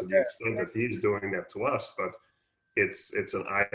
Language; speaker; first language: English; non-native, fluent; Dutch